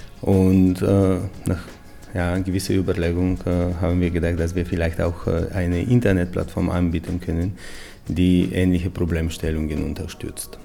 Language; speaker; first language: German; non-native, fluent; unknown